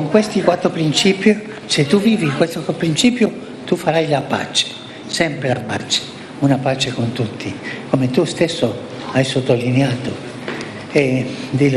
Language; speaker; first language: Italian; early bilingual, heritage; Spanish